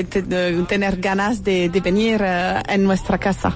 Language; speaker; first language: Spanish; non-native, fluent; French